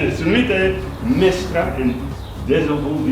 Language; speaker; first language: Portuguese; non-native, learner; Dutch